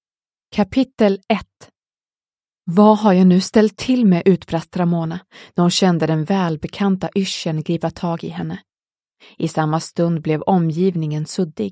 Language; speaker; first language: Swedish; native; Swedish